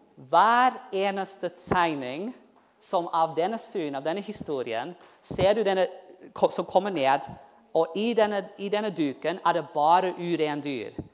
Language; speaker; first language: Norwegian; non-native, fluent; English